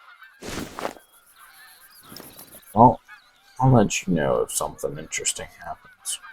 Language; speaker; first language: English; native; English